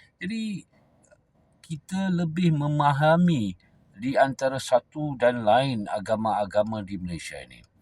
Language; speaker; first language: Malay; non-native, local second language; Tamil